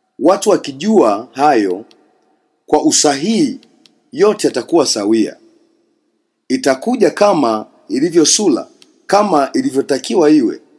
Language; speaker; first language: Swahili; non-native, local second language; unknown